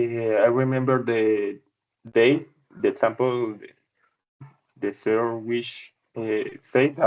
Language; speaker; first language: English; non-native, learner; Spanish